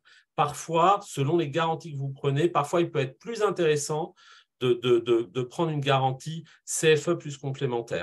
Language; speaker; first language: French; native; French